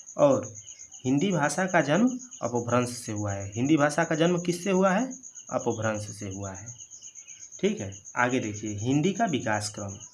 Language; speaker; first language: Hindi; native; Hindi